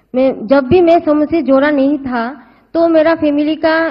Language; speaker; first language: Hindi; non-native, local second language; Bangla